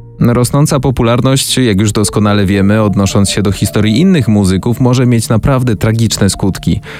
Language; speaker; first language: Polish; native; Polish